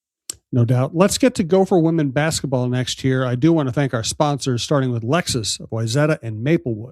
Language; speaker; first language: English; native; English